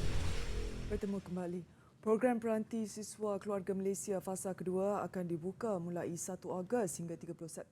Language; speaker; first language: Malay; native; Malay